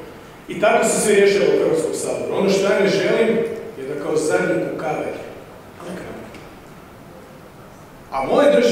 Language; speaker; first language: Croatian; native; Croatian